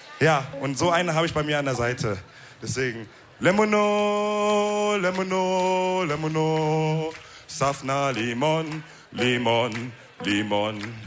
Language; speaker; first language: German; early bilingual, other home language; Wolof